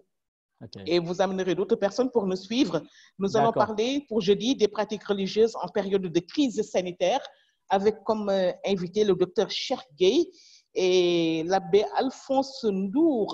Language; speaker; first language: French; non-native, local second language; Wolof